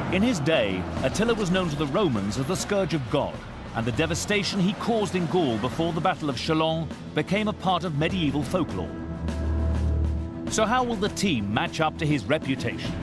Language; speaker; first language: English; native; English